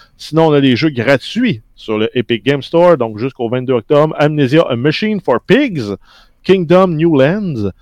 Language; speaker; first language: French; native; French